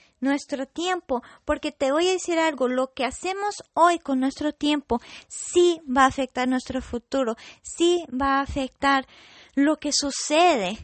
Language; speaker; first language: Spanish; non-native, fluent; English